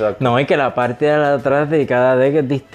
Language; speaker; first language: Spanish; native; Spanish